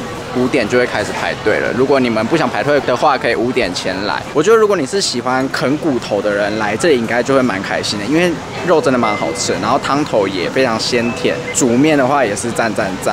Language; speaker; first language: Chinese; native; Chinese